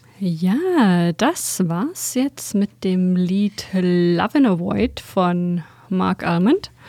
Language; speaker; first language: German; native; German